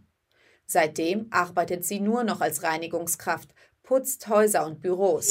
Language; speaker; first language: German; early bilingual, other home language; Greek